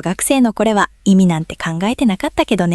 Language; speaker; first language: Japanese; native; Japanese